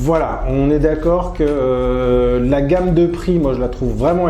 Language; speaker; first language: French; native; French